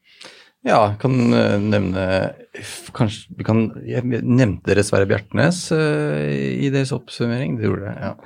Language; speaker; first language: Norwegian; native; Norwegian